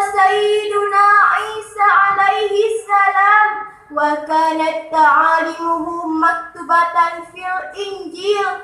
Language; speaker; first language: Arabic; non-native, learner; Achinese